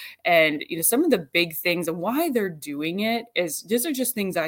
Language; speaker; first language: English; native; English